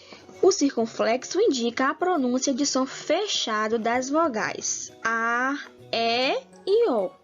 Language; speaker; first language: Portuguese; native; Portuguese